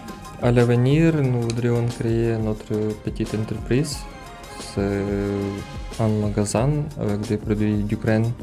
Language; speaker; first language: French; non-native, learner; Ukrainian